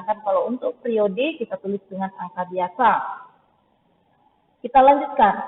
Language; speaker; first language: Indonesian; native; Indonesian